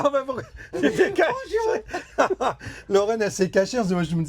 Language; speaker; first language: French; native; French